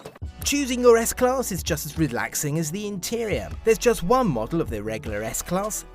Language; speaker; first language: English; native; English